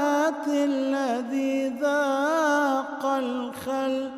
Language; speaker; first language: Arabic; native; Arabic